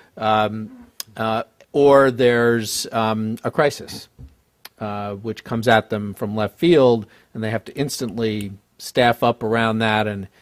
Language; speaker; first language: English; native; English